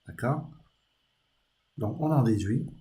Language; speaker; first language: French; native; French